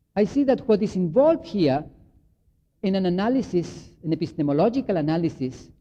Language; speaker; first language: English; non-native, fluent; Spanish